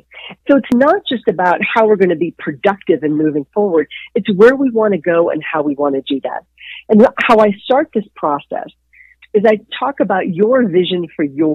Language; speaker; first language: English; native; English